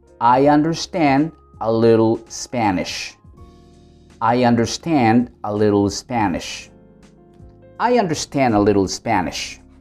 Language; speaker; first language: English; non-native, fluent; Spanish